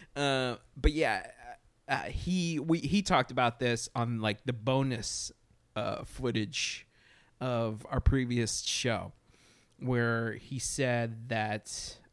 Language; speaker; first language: English; early bilingual, other home language; Spanish